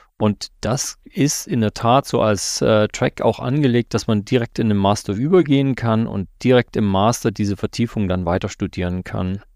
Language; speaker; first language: German; native; German